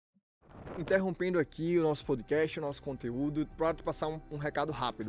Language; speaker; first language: Portuguese; native; Portuguese